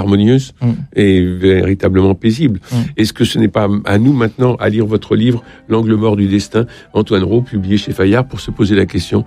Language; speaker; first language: French; native; French